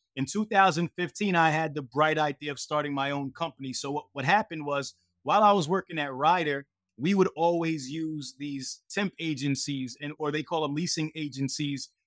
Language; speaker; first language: English; native; English